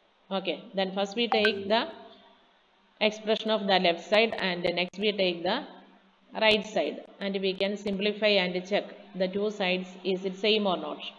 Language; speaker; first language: English; non-native, local second language; Malayalam